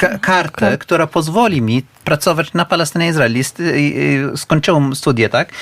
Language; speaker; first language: Polish; non-native, learner; Arabic